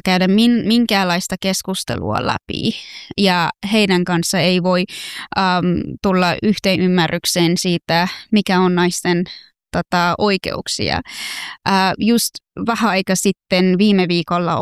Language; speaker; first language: Finnish; early bilingual, other home language; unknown